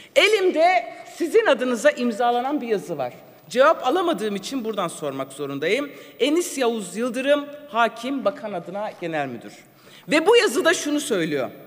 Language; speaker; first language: Turkish; non-native, local second language; Kurdish